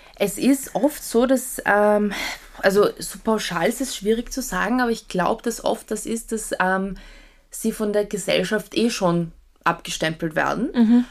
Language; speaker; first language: German; early bilingual, other home language; Polish